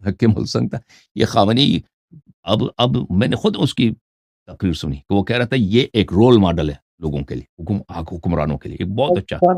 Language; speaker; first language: Urdu; non-native, fluent; Persian